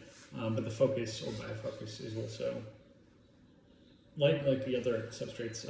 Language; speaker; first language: English; native; English